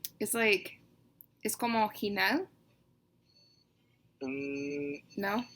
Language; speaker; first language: Spanish; non-native, learner; English